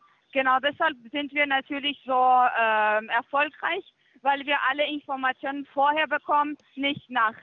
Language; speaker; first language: German; non-native, fluent; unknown